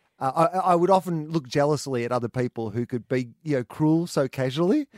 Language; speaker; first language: English; native; English